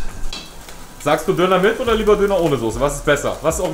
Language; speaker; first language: German; native; German